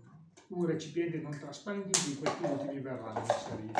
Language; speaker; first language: Italian; native; Italian